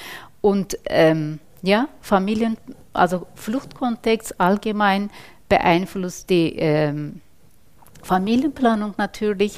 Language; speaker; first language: German; non-native, fluent; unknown